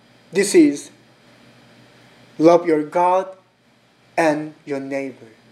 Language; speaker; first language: English; non-native, learner; Korean